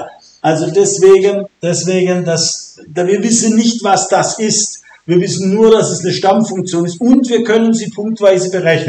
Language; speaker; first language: German; native; German